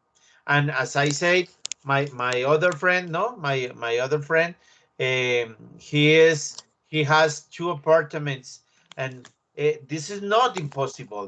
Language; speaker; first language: English; non-native, learner; Spanish